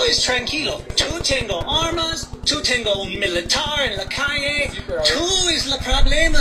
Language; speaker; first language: Spanish; non-native, learner; English